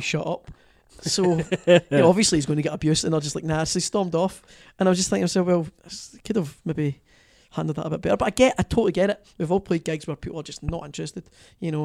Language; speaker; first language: English; native; English